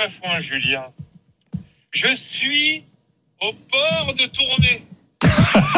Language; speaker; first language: French; native; French